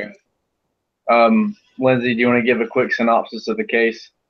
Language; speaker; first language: English; native; English